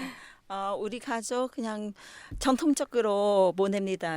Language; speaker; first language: Korean; non-native, learner; Vietnamese